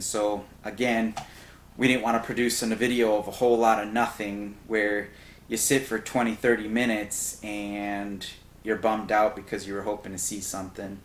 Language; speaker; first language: English; native; English